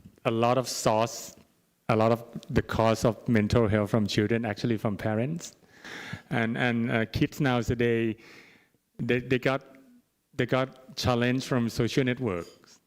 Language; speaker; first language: English; non-native, fluent; Thai